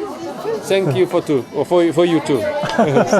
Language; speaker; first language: English; non-native, learner; Russian